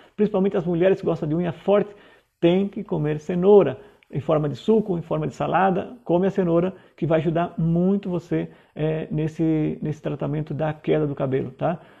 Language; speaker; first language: Portuguese; native; Portuguese